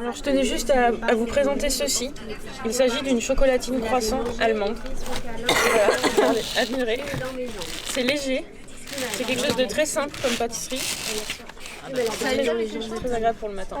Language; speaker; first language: French; native; French